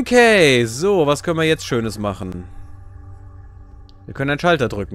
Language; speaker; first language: German; native; German